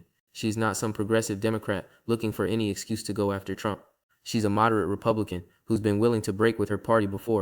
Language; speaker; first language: English; native; English